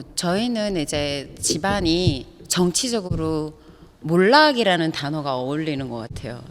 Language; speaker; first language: Korean; native; Korean